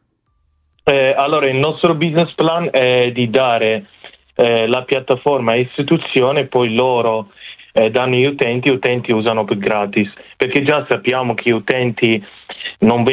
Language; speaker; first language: Italian; non-native, fluent; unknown